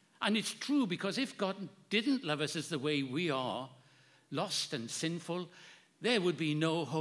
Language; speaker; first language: English; native; English